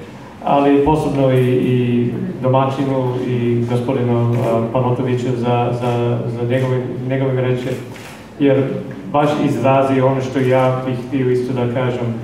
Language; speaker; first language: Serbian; non-native, fluent; English